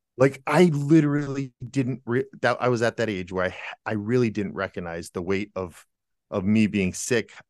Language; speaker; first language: English; native; English